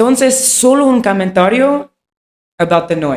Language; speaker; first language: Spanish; non-native, learner; English